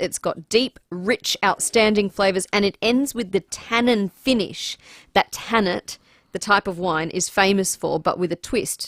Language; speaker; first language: English; native; English